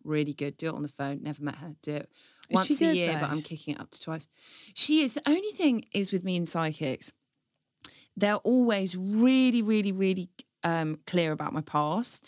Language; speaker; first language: English; native; English